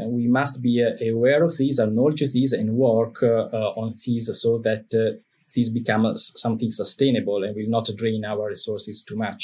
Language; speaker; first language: English; non-native, fluent; Italian